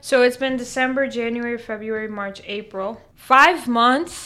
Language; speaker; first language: English; early bilingual, other home language; Spanish